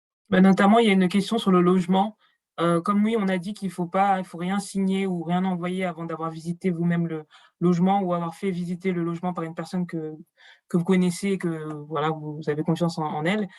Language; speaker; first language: French; native; French